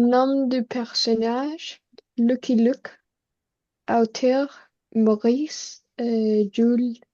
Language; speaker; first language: French; non-native, learner; Spanish